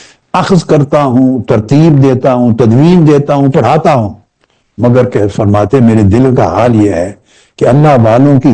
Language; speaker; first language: Urdu; native; Urdu